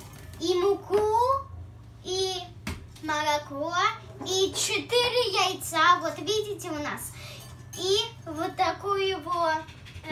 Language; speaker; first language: Russian; early bilingual, heritage; Russian